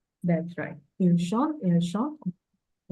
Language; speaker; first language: French; non-native, fluent; English